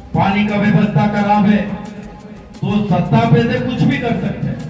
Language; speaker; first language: Hindi; non-native, local second language; Kannada